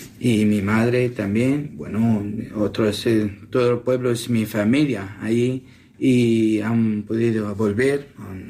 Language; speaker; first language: Spanish; non-native, learner; Assyrian Neo-Aramaic